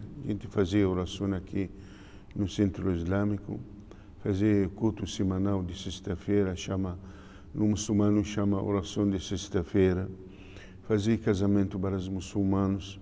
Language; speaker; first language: Portuguese; non-native, learner; Arabic